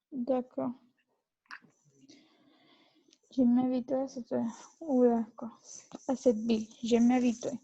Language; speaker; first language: French; non-native, learner; Spanish